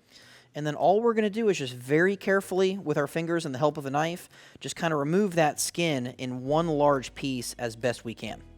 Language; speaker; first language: English; native; English